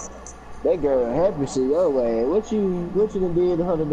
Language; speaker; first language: English; native; English